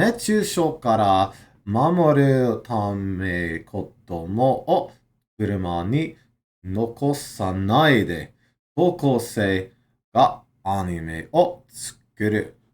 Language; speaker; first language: Japanese; non-native, learner; English